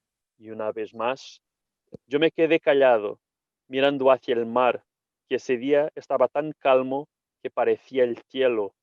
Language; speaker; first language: Spanish; non-native, fluent; Portuguese